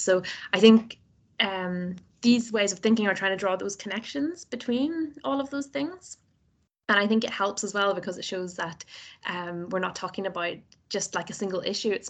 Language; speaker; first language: English; native; English